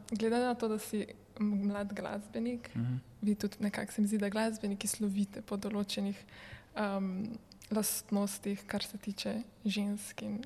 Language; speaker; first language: Slovenian; native; Slovenian